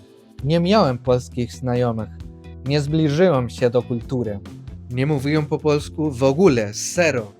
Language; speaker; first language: Polish; non-native, fluent; Spanish